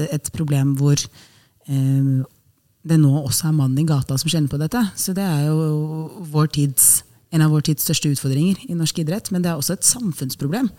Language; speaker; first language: Norwegian; native; Norwegian